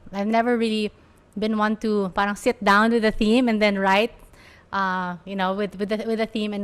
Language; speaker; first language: English; non-native, local second language; Filipino